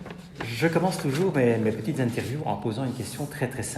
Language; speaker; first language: French; native; French